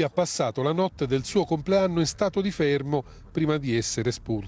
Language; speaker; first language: Italian; native; Italian